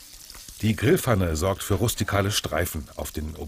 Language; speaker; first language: German; native; German